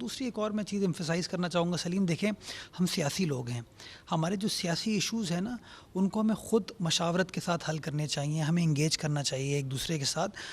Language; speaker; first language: Urdu; native; Urdu